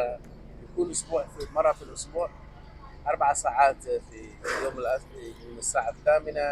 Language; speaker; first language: Arabic; non-native, fluent; Tamasheq